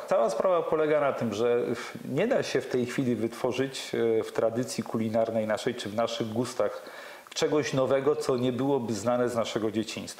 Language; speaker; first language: Polish; native; Polish